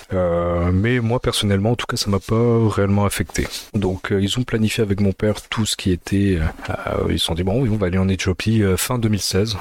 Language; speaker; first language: French; early bilingual, other home language; Amharic